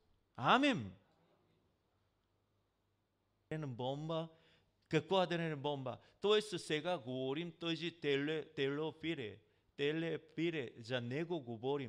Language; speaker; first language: Bulgarian; non-native, learner; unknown